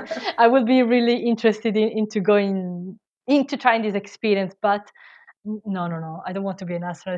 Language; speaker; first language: English; non-native, fluent; Italian